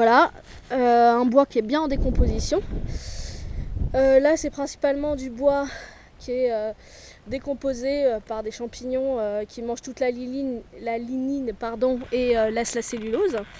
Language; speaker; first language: French; native; French